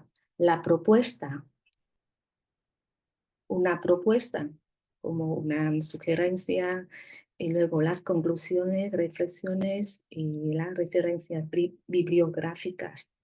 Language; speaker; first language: Spanish; non-native, fluent; Vietnamese